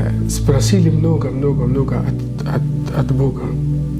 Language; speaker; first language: Russian; non-native, learner; Arabic